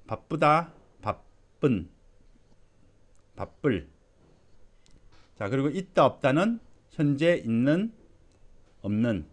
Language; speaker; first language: Korean; native; Korean